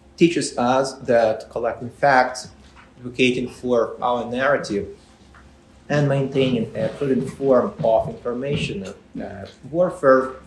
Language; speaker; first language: English; non-native, fluent; Ukrainian